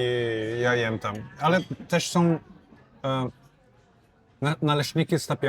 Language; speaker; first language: Polish; non-native, fluent; Portuguese